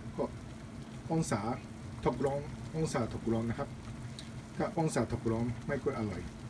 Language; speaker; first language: Thai; non-native, learner; Japanese